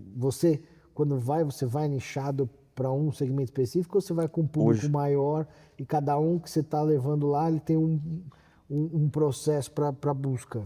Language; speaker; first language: Portuguese; native; Portuguese